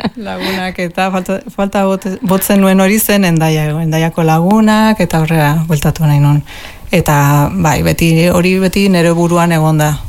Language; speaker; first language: Basque; non-native, local second language; Spanish